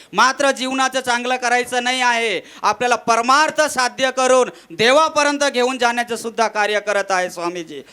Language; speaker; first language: Marathi; non-native, local second language; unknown